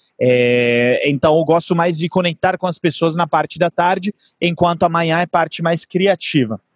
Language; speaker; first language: Portuguese; non-native, fluent; Italian